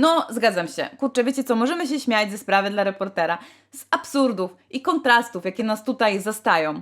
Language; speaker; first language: Polish; native; Polish